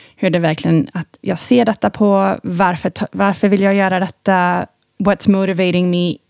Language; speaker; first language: Swedish; early bilingual, heritage; Swedish